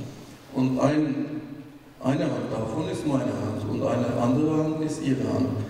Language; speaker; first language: German; non-native, fluent; Turkish